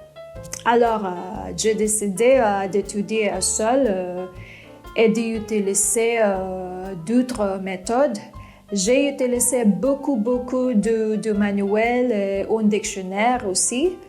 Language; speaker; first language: French; non-native, fluent; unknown